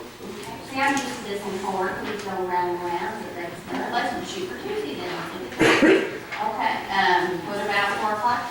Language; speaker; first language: English; native; English